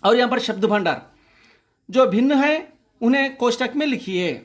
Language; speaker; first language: Hindi; non-native, local second language; Telugu